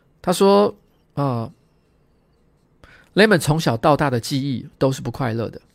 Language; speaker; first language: Chinese; native; Chinese